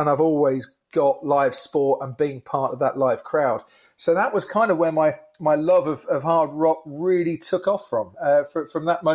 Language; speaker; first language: English; native; English